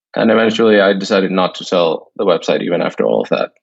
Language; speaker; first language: English; non-native, fluent; Icelandic